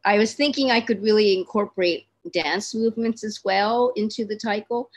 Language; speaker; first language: English; native; English